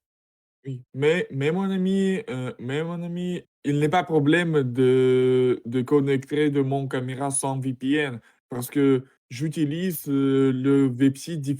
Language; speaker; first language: French; non-native, learner; Russian